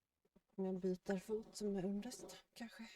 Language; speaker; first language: Swedish; native; Swedish